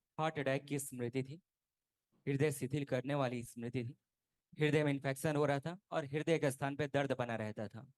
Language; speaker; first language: Hindi; native; Hindi